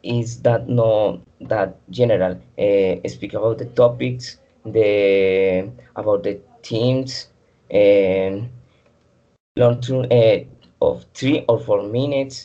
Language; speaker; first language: English; non-native, learner; Spanish